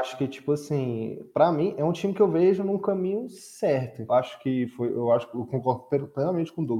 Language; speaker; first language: Portuguese; native; Portuguese